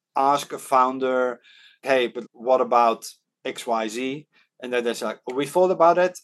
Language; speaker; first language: English; non-native, fluent; Dutch